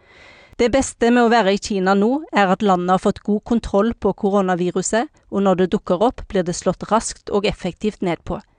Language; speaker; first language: Norwegian; native; Norwegian